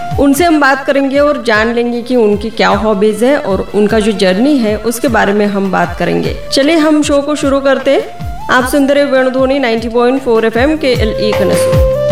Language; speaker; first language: Hindi; non-native, local second language; Kannada